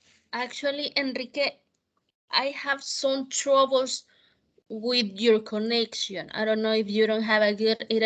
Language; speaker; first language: English; non-native, fluent; Spanish